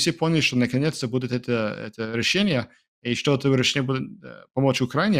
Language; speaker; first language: Ukrainian; non-native, learner; English